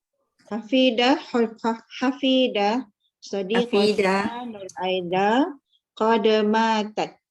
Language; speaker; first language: Arabic; non-native, learner; Malay